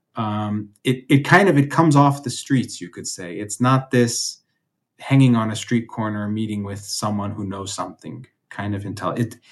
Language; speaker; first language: English; native; English